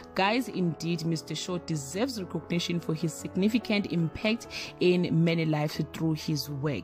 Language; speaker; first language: English; non-native, local second language; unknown